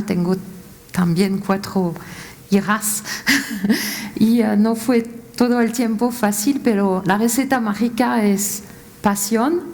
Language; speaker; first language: Spanish; non-native, fluent; French